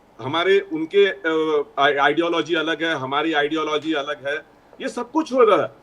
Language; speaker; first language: Hindi; non-native, local second language; Gujarati